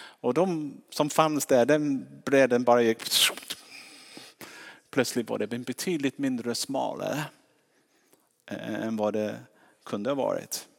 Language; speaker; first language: Swedish; non-native, fluent; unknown